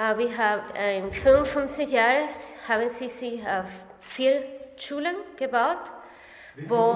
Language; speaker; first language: German; non-native, fluent; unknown